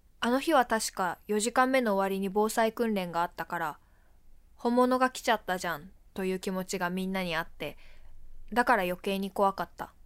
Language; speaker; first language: Japanese; native; Japanese